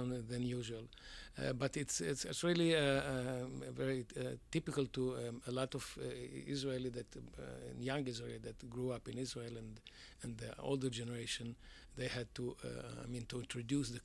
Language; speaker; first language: English; non-native, fluent; Arabic